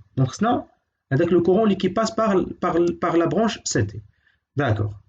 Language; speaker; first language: French; non-native, local second language; Arabic